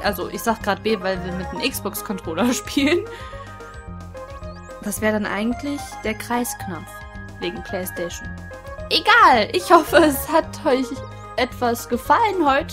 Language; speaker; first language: German; native; German